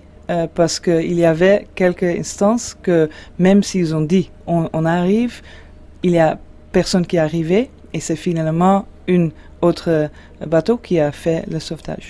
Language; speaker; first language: French; non-native, fluent; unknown